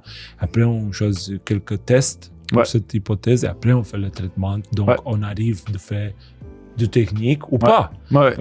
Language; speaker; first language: French; non-native, fluent; Romanian